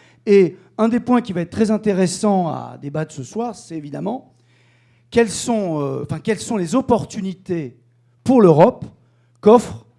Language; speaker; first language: French; native; French